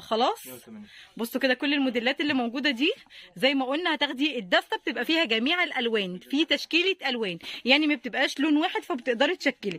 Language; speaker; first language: Arabic; native; Arabic